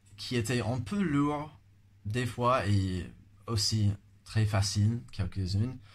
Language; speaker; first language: French; non-native, fluent; English